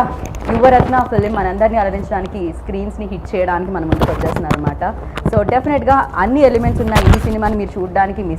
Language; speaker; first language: Telugu; native; Telugu